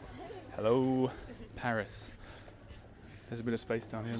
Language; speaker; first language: English; native; English